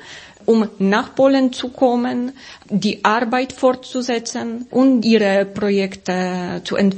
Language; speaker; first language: German; non-native, fluent; Polish